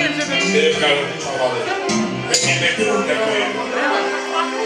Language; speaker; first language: Slovak; non-native, local second language; Romany